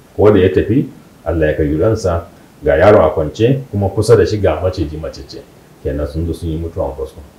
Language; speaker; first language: Hausa; non-native, local second language; Kanuri